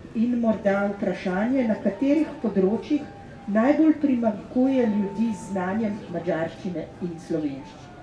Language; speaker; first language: Slovenian; native; Slovenian